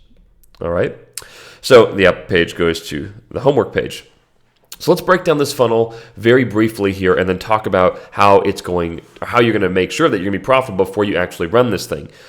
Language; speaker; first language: English; native; English